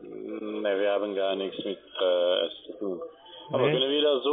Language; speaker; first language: German; non-native, fluent; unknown